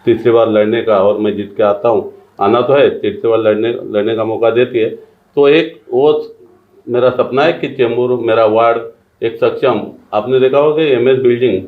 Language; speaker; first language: Hindi; non-native, local second language; Marathi